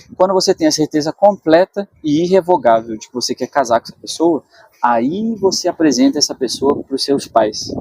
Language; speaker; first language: Portuguese; native; Portuguese